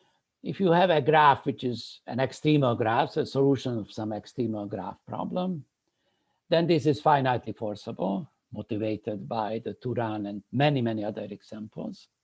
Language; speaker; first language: English; non-native, fluent; Hungarian